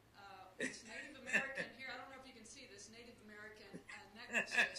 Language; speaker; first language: English; native; English